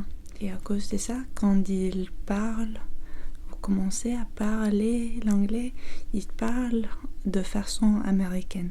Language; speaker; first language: French; non-native, learner; English